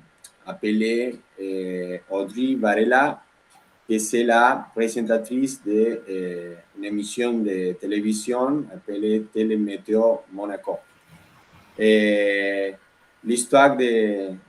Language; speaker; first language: French; non-native, learner; Spanish